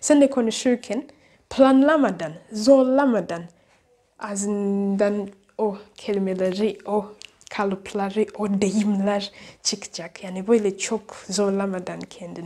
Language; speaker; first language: Turkish; non-native, learner; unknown